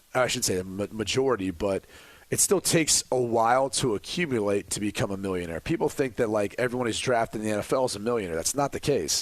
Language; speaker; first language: English; native; English